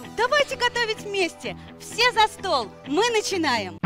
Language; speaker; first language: Russian; native; Russian